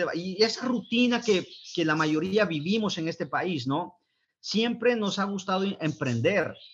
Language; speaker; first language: Spanish; native; Spanish